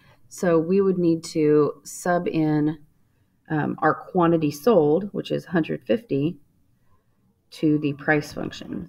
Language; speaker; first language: English; native; English